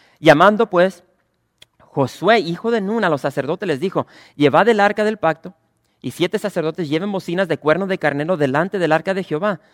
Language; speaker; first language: Spanish; early bilingual, other home language; English